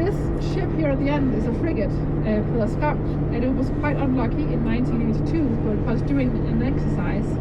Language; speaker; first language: English; non-native, fluent; Danish